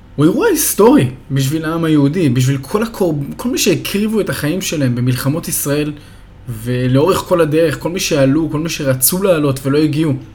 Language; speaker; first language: Hebrew; native; Hebrew